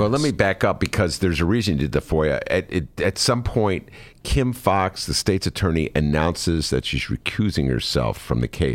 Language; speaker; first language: English; native; English